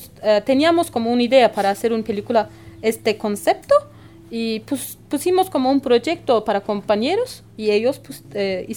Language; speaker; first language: Spanish; non-native, learner; Kurdish